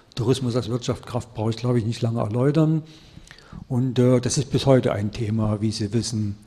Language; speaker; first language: German; native; German